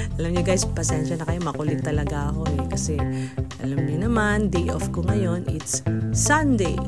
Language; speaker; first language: Filipino; native; Filipino